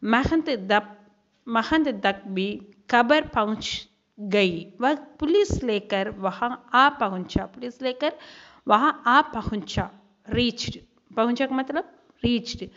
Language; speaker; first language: Hindi; non-native, local second language; Tamil